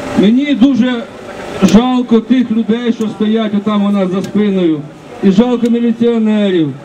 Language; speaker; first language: Ukrainian; native; Ukrainian